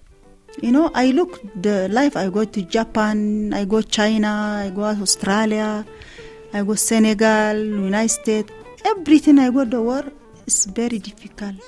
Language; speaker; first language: English; non-native, learner; Tigrinya